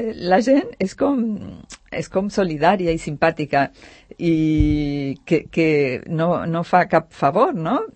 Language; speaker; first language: Catalan; non-native, fluent; Spanish